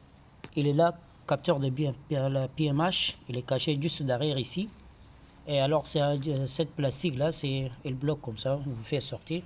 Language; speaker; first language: French; non-native, fluent; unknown